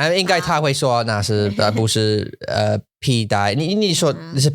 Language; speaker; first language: Chinese; non-native, learner; English